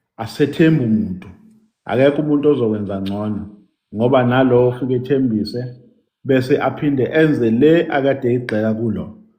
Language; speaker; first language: Zulu; native; Zulu